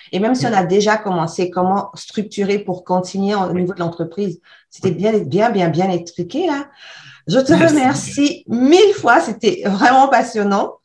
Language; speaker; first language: French; native; French